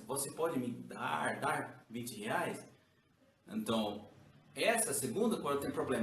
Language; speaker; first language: Portuguese; non-native, learner; English